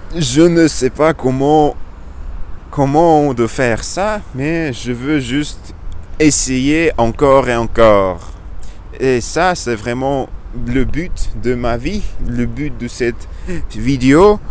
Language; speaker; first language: French; non-native, learner; Russian